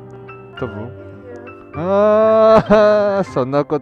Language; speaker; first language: Japanese; non-native, learner; Korean